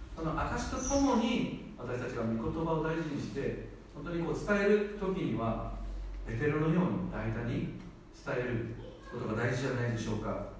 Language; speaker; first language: Japanese; non-native, fluent; Korean